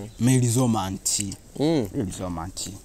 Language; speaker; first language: French; non-native, learner; Rundi